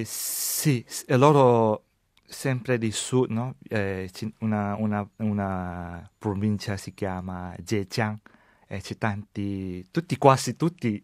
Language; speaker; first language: Italian; non-native, learner; Chinese